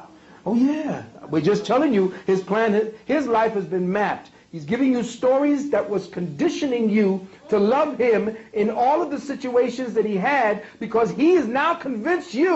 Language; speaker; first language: English; native; English